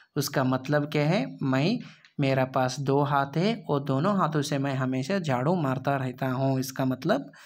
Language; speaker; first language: Hindi; non-native, local second language; Kannada